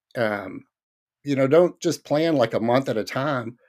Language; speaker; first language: English; native; English